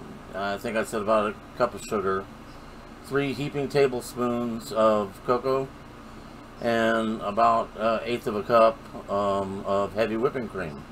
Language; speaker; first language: English; native; English